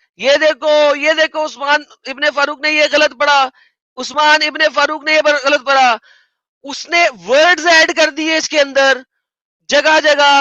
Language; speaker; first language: Urdu; native; Urdu